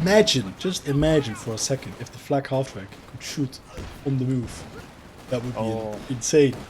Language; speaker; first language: English; non-native, fluent; Dutch